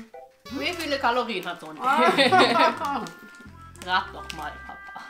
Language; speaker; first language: German; native; German